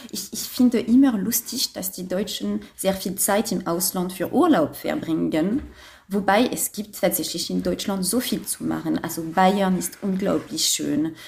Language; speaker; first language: German; non-native, fluent; French